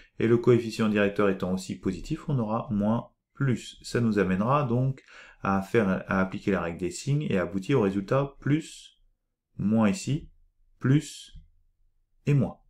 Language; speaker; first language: French; native; French